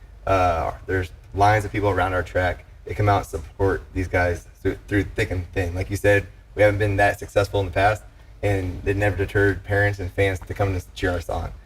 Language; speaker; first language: English; native; English